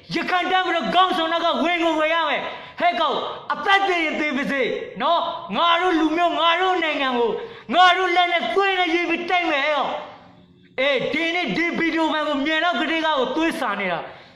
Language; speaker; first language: Burmese; non-native, local second language; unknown